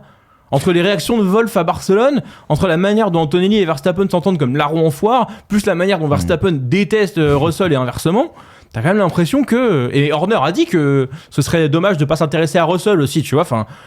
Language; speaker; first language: French; native; French